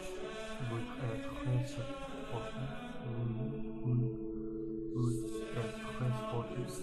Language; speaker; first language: French; non-native, learner; Chinese